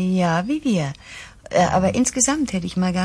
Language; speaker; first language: German; native; German